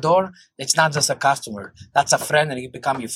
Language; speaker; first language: English; non-native, fluent; Greek